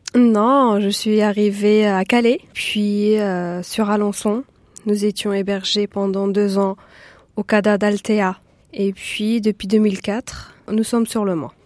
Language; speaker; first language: French; early bilingual, other home language; Persian